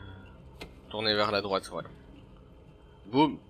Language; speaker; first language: French; native; French